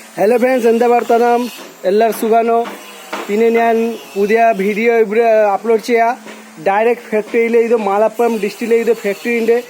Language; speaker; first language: Malayalam; non-native, learner; Bangla